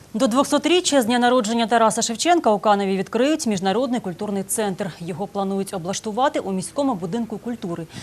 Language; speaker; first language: Ukrainian; native; Ukrainian